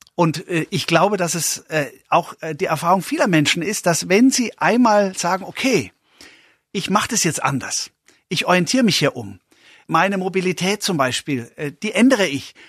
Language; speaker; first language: German; native; German